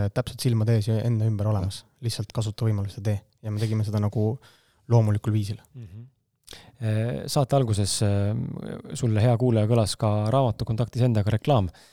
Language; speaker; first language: Estonian; native; Estonian